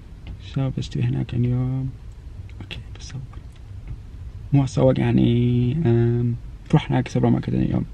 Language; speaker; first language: Arabic; non-native, learner; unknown